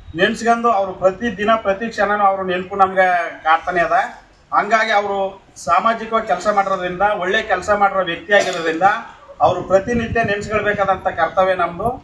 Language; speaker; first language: Kannada; native; Kannada